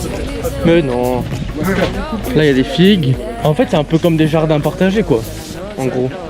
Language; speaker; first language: French; native; French